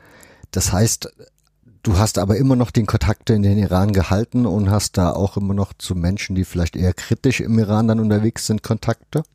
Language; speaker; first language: German; native; German